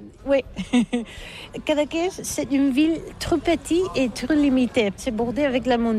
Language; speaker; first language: French; non-native, learner; Catalan